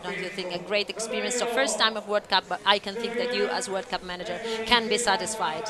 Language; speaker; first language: English; non-native, fluent; Italian